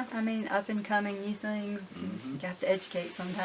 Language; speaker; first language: English; native; English